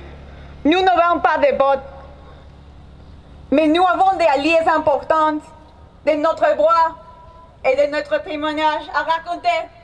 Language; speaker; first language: French; non-native, fluent; Spanish